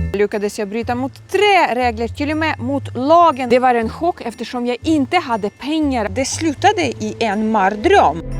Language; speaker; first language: Swedish; non-native, fluent; Ukrainian